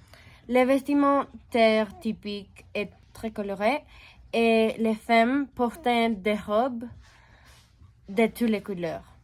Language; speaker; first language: French; non-native, learner; Spanish